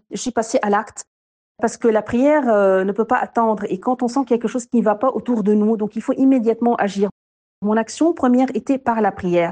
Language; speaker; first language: French; non-native, local second language; Arabic